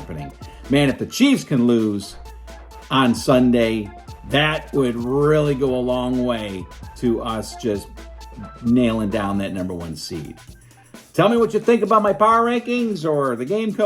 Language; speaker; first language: English; native; English